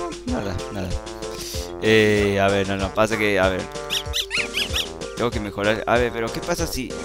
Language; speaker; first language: Spanish; native; Spanish